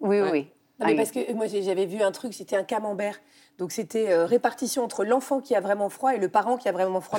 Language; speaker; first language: French; native; French